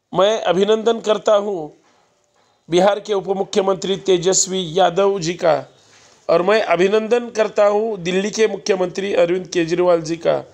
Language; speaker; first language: Hindi; non-native, local second language; Marathi